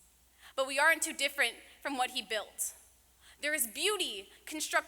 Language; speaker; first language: English; native; English